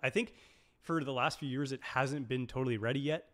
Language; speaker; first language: English; native; English